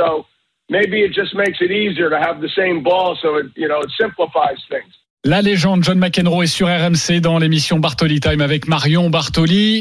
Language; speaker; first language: French; native; French